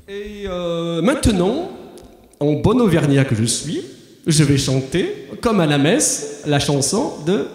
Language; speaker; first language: French; native; French